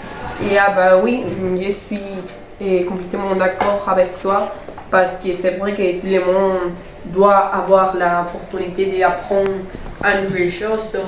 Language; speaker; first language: French; non-native, learner; Spanish